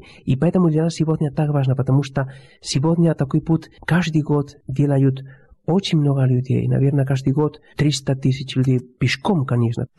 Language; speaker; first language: Russian; non-native, fluent; Spanish